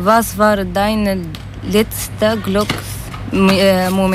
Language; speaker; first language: German; non-native, learner; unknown